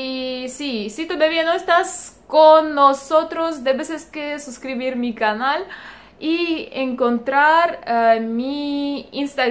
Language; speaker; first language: Spanish; non-native, learner; Russian